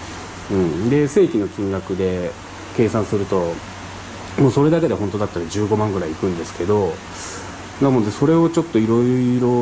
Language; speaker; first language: Japanese; native; Japanese